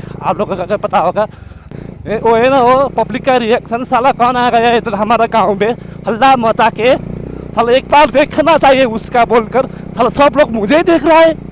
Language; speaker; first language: Hindi; non-native, learner; Nepali